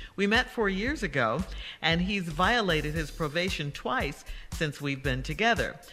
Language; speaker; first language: English; native; English